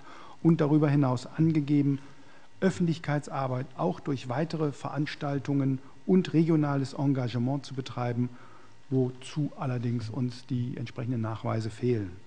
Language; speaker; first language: German; native; German